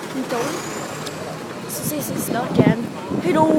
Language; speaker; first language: Swedish; early bilingual, other home language; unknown